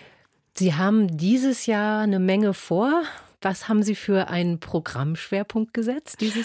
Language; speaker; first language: German; native; German